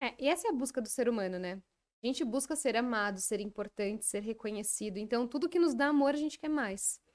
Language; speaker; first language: Portuguese; native; Portuguese